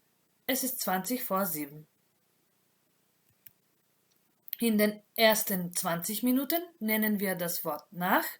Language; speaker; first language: German; non-native, fluent; Macedonian